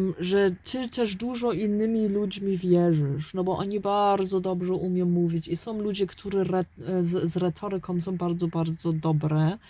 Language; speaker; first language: Polish; early bilingual, heritage; German